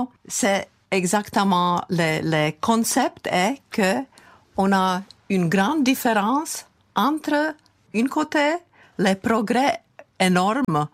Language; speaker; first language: French; non-native, fluent; Czech